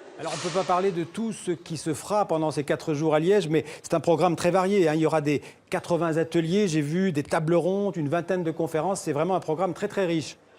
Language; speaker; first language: French; native; French